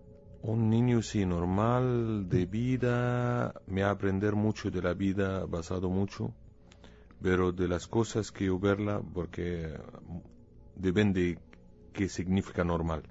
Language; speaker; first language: Spanish; non-native, learner; Arabic